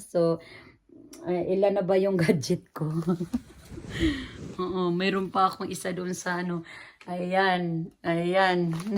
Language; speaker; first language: Filipino; native; Filipino